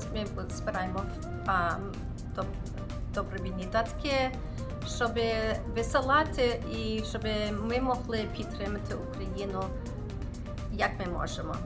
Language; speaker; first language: Ukrainian; early bilingual, heritage; Ukrainian